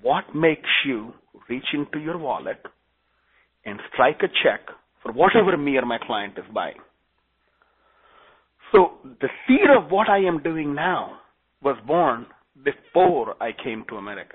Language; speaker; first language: English; non-native, local second language; Gujarati